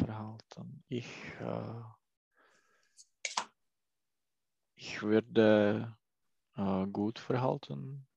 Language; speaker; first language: German; non-native, learner; Czech